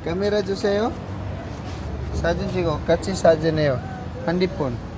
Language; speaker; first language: Korean; non-native, learner; Cebuano